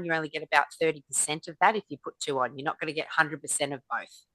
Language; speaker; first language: English; native; English